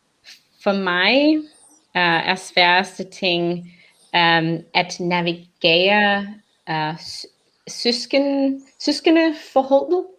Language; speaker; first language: Danish; non-native, learner; English